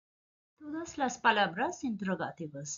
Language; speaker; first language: Spanish; non-native, fluent; Bangla